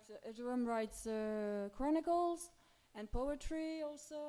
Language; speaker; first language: English; non-native, fluent; Romanian